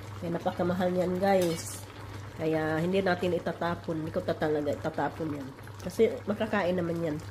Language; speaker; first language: Filipino; non-native, local second language; Cebuano